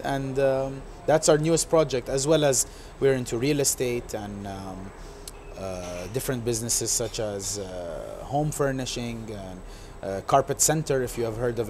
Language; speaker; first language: English; non-native, local second language; Arabic